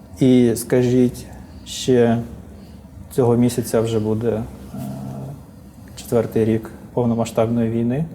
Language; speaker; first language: Ukrainian; native; Ukrainian